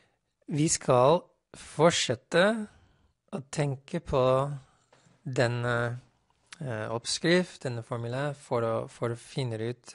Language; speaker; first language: Norwegian; non-native, fluent; English